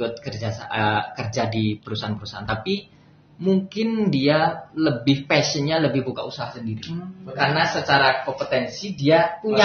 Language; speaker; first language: Indonesian; native; Indonesian